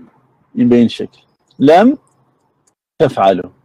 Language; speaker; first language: Persian; native; Persian